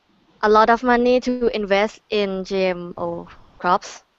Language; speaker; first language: English; non-native, fluent; Thai